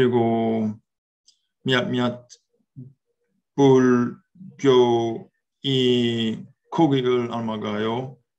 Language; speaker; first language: Korean; non-native, learner; English